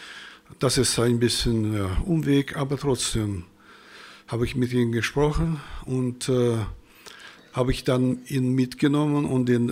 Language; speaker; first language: German; non-native, fluent; Russian